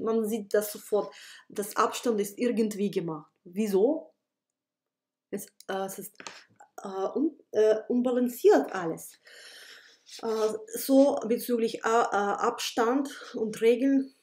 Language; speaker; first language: German; non-native, fluent; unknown